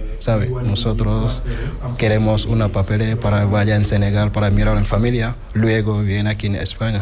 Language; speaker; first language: Spanish; non-native, learner; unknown